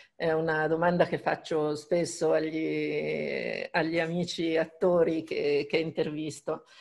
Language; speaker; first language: Italian; native; Italian